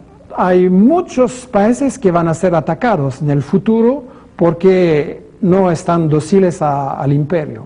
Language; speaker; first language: Spanish; non-native, fluent; French